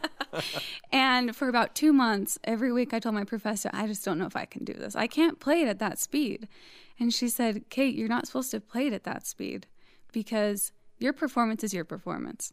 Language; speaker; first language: English; native; English